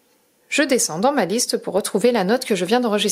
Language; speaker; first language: French; native; French